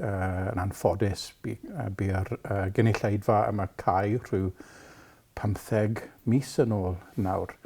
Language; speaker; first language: Welsh; non-native, local second language; English